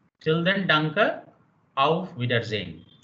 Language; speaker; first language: German; non-native, fluent; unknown